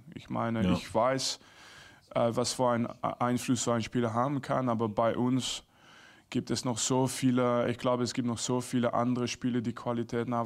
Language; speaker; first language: German; non-native, fluent; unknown